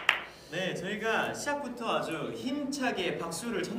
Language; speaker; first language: Korean; native; Korean